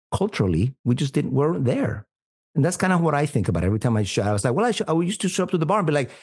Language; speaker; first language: English; non-native, fluent; Spanish